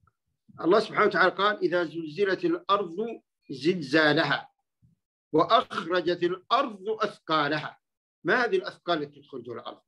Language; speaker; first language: Arabic; native; Arabic